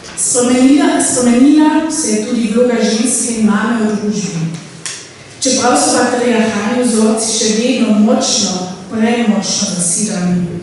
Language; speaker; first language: Slovenian; non-native, local second language; German